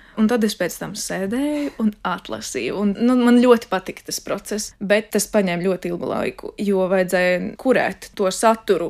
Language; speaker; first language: Latvian; non-native, local second language; Russian